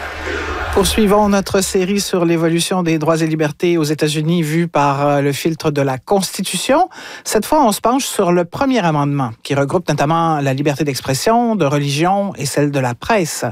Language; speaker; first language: French; native; French